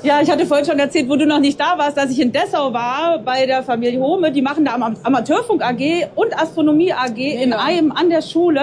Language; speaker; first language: German; native; German